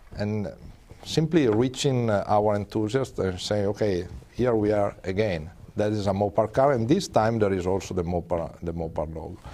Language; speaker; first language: English; non-native, fluent; Italian